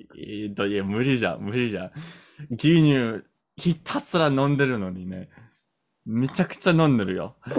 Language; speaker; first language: Japanese; non-native, fluent; English